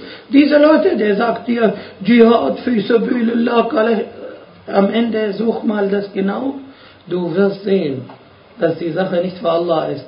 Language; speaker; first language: German; non-native, fluent; Arabic